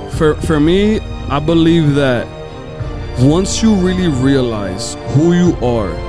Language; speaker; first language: English; early bilingual, other home language; Spanish